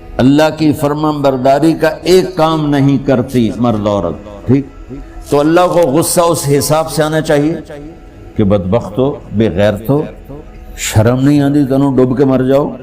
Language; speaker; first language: Urdu; non-native, local second language; Punjabi